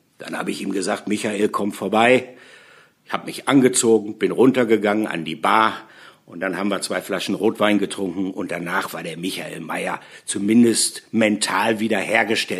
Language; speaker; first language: German; native; German